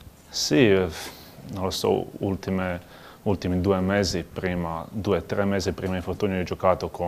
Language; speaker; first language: Italian; non-native, learner; Croatian